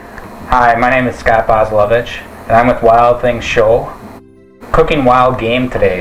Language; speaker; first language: English; native; English